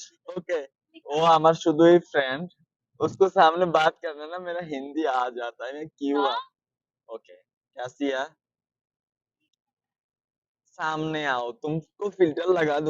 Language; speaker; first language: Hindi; non-native, learner; Bangla